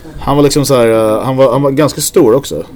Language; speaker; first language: Swedish; native; Swedish